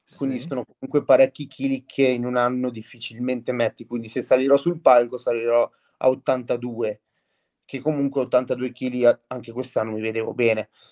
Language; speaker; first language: Italian; native; Italian